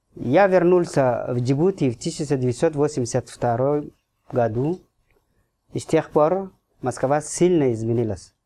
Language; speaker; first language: Russian; non-native, fluent; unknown